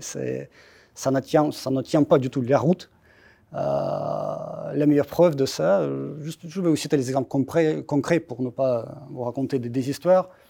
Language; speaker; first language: French; non-native, fluent; Russian